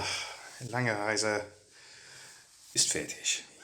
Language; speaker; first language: German; non-native, learner; English